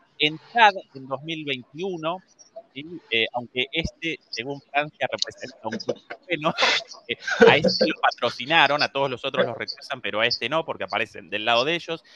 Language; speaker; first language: Spanish; native; Spanish